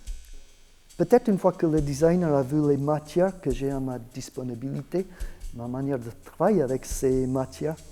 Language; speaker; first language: French; non-native, fluent; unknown